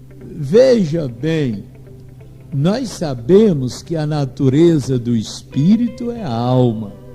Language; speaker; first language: Portuguese; native; Portuguese